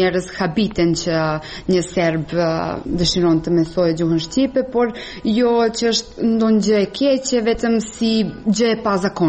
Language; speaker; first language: Albanian; non-native, fluent; Serbian